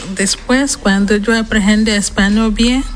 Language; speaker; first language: Spanish; non-native, learner; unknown